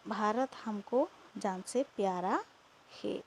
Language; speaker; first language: Hindi; non-native, local second language; Assamese